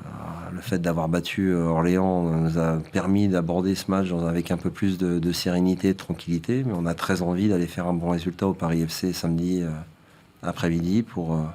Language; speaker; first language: French; native; French